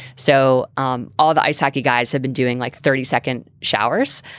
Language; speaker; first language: English; native; English